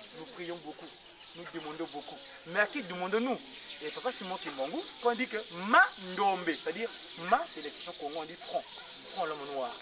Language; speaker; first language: French; non-native, local second language; Kongo